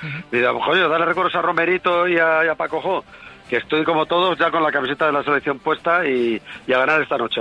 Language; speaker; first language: Spanish; native; Spanish